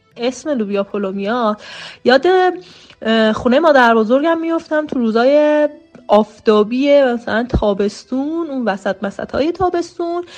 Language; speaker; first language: Persian; native; Persian